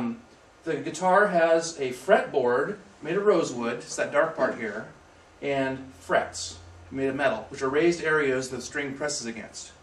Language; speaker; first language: English; native; English